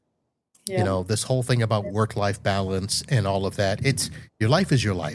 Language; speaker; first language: English; native; English